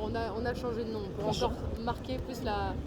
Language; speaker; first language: French; native; French